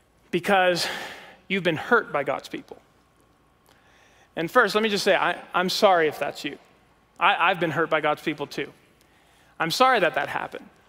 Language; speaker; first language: English; early bilingual, heritage; English